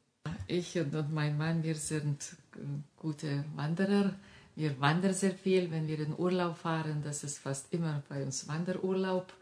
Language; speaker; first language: German; non-native, fluent; Lithuanian